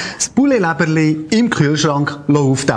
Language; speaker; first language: German; native; German